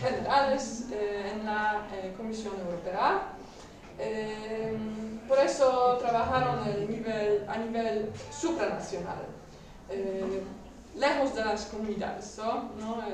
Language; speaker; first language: Spanish; non-native, learner; Polish